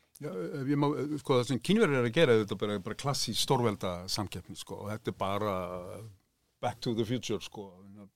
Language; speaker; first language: Icelandic; native; Icelandic